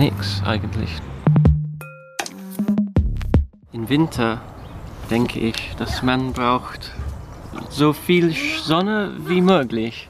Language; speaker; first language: German; non-native, fluent; English